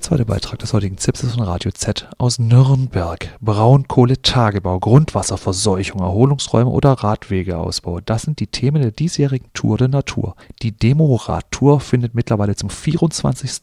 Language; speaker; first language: German; native; German